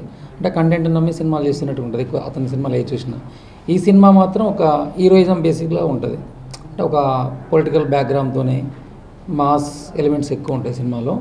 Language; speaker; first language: Telugu; native; Telugu